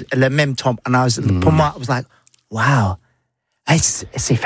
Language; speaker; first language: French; non-native, learner; English